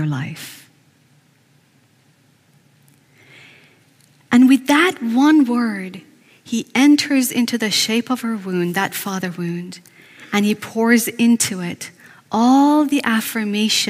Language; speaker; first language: English; non-native, fluent; Persian